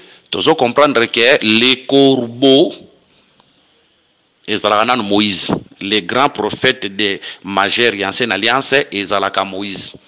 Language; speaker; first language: French; non-native, local second language; Lingala